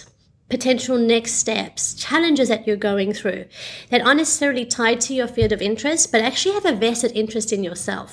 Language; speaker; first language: English; native; English